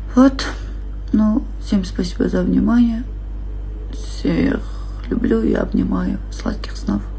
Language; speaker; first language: Russian; non-native, local second language; Kazakh